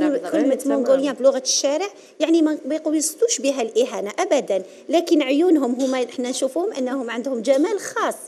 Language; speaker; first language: Arabic; native; Arabic